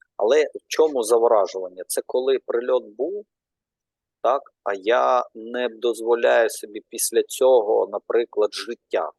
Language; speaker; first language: Ukrainian; non-native, local second language; Russian